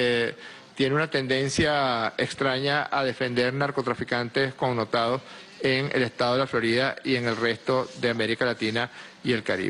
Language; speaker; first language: Spanish; native; Spanish